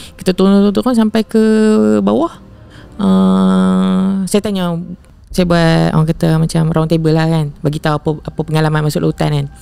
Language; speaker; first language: Malay; native; Malay